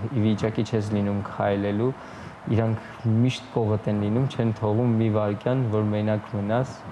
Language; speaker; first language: Armenian; native; Armenian